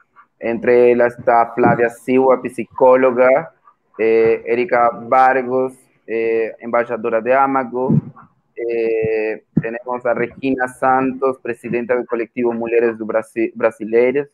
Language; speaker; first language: Portuguese; non-native, fluent; Spanish